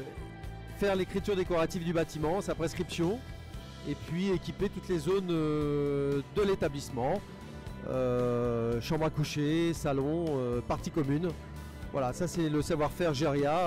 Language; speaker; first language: French; native; French